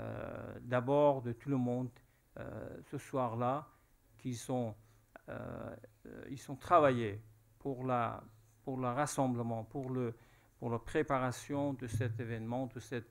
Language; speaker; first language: French; non-native, fluent; Persian